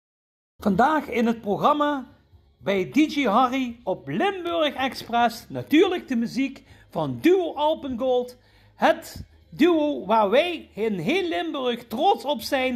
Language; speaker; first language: Dutch; native; Dutch